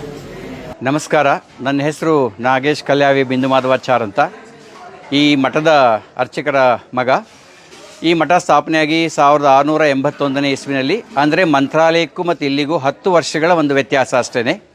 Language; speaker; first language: Kannada; native; Kannada